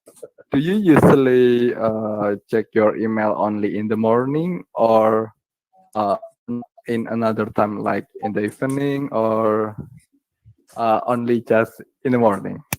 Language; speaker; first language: English; non-native, learner; Indonesian